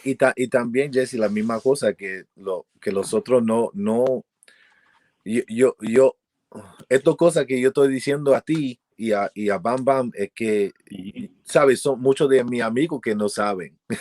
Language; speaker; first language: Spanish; early bilingual, heritage; English